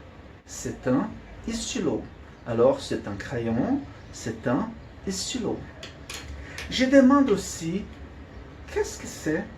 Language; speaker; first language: French; non-native, fluent; Portuguese